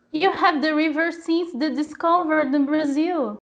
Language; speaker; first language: English; non-native, learner; Portuguese